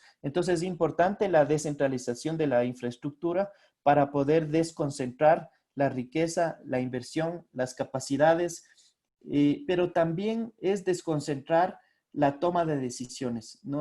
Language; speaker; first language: Spanish; native; Spanish